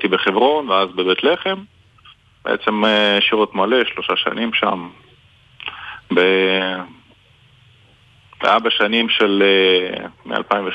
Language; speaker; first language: Hebrew; native; Hebrew